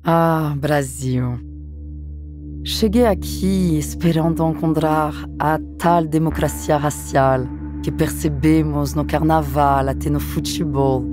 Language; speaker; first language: Portuguese; non-native, fluent; French